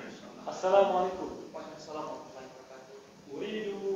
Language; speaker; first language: Arabic; non-native, learner; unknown